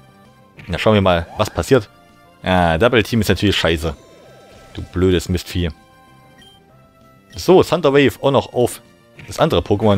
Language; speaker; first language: German; native; German